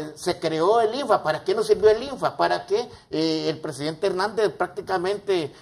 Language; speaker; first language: Spanish; native; Spanish